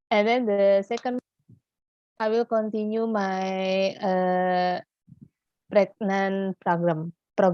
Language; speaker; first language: English; non-native, learner; Indonesian